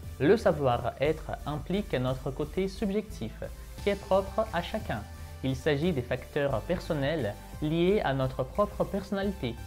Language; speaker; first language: French; non-native, fluent; Portuguese